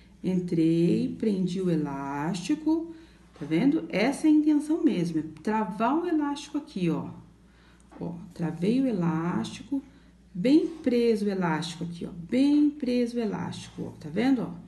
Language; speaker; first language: Portuguese; native; Portuguese